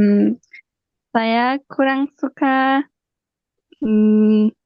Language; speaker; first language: Indonesian; non-native, learner; Turkish